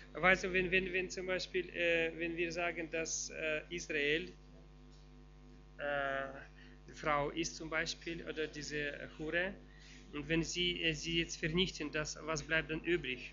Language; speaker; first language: German; non-native, fluent; Russian